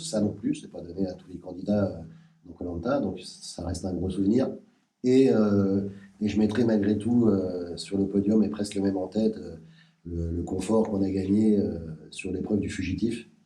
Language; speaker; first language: French; native; French